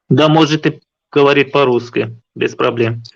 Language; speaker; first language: Russian; non-native, local second language; Tajik